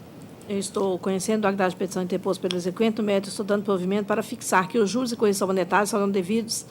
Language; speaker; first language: Portuguese; native; Portuguese